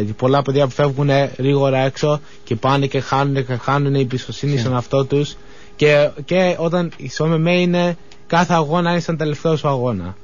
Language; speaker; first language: Greek; early bilingual, heritage; Greek